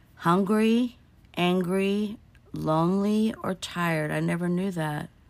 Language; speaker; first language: English; early bilingual, other home language; Portuguese